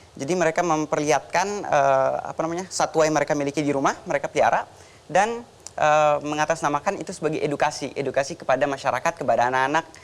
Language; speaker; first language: Indonesian; native; Indonesian